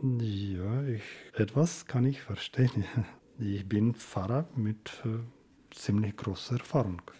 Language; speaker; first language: German; non-native, learner; Ukrainian